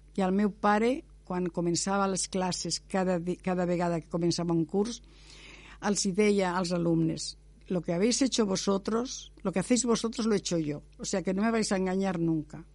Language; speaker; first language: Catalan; non-native, local second language; Spanish